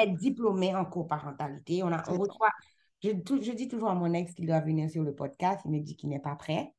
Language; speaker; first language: French; non-native, local second language; Haitian Creole